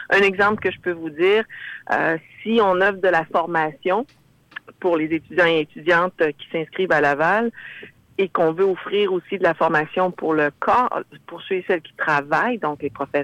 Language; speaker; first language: French; native; French